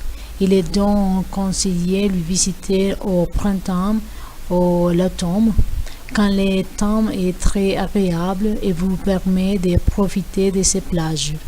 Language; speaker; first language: French; non-native, learner; Spanish